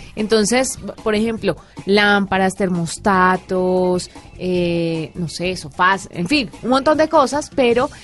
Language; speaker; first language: Spanish; native; Spanish